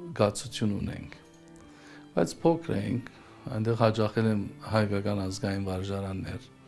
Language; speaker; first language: Armenian; early bilingual, heritage; Armenian